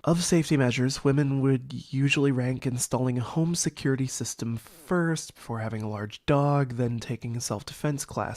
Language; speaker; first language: English; native; English